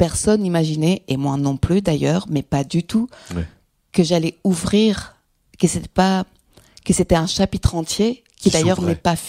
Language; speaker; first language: French; non-native, fluent; Greek